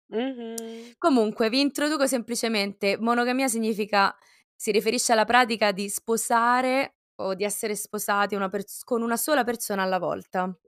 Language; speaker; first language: Italian; native; Italian